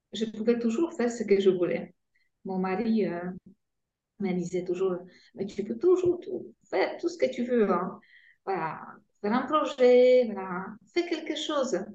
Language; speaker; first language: French; non-native, fluent; Polish